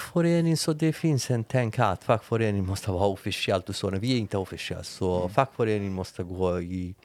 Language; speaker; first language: Swedish; non-native, learner; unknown